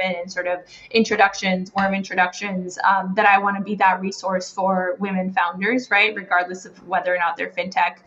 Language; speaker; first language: English; non-native, fluent; Spanish